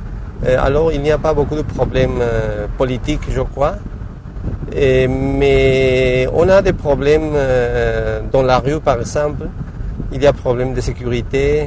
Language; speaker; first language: French; non-native, fluent; Spanish